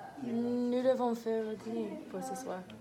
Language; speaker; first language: French; non-native, learner; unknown